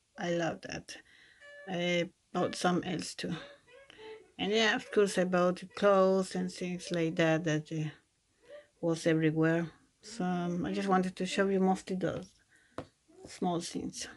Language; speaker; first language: English; non-native, learner; Spanish